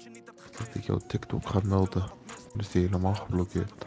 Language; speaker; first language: Dutch; early bilingual, other home language; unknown